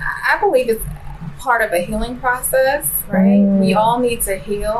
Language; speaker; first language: English; native; English